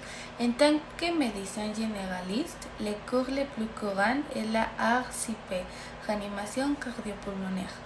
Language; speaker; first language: French; non-native, learner; Spanish